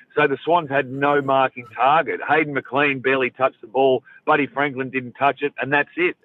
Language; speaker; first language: English; native; English